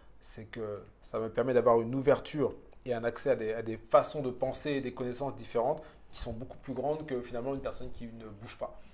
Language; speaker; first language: French; early bilingual, other home language; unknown